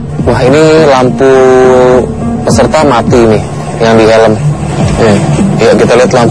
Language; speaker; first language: Indonesian; native; Indonesian